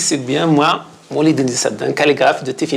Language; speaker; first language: French; non-native, local second language; Berber languages